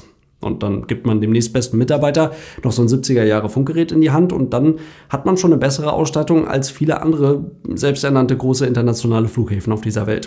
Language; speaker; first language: German; native; German